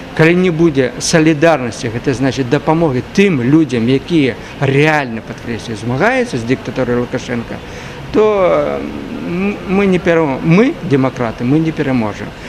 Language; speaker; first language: Belarusian; native; Belarusian